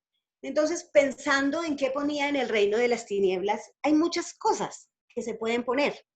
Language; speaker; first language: Spanish; native; Spanish